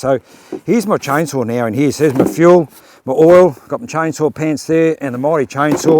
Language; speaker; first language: English; native; English